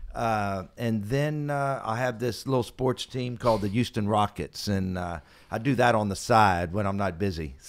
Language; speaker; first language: English; native; English